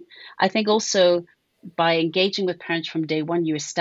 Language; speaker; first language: English; native; English